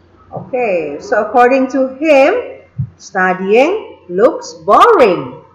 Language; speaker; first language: English; non-native, fluent; Indonesian